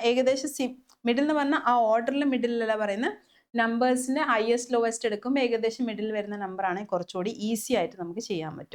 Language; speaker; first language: Malayalam; native; Malayalam